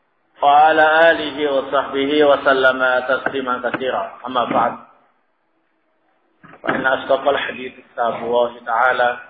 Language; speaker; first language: Arabic; non-native, fluent; Indonesian